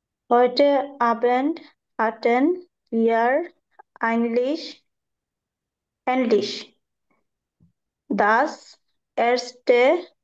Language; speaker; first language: German; non-native, learner; Bangla